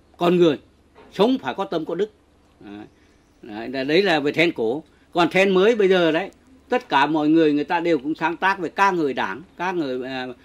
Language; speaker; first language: Vietnamese; non-native, local second language; Tày